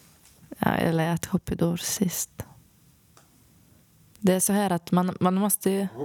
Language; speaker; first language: Swedish; non-native, fluent; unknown